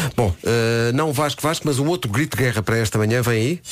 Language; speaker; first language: Portuguese; native; Portuguese